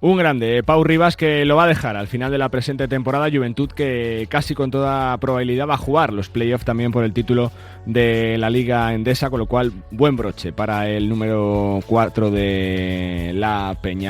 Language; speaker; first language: Spanish; native; Spanish